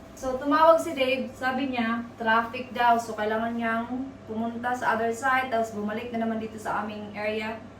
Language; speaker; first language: Filipino; non-native, local second language; Cebuano